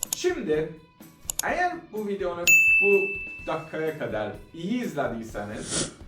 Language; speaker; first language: Turkish; non-native, fluent; Persian